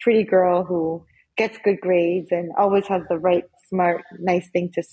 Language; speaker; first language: English; early bilingual, other home language; Spanish